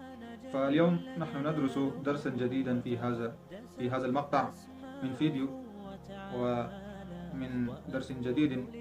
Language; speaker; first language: Arabic; non-native, fluent; Pashto